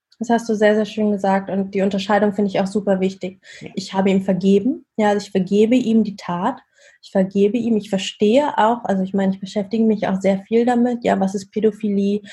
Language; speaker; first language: German; early bilingual, other home language; Vietnamese